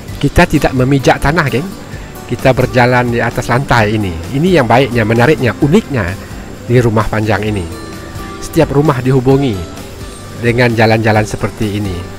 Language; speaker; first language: Malay; native; Malay